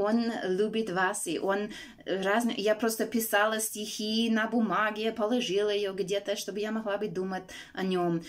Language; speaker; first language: Russian; non-native, fluent; English